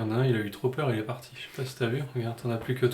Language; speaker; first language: French; native; French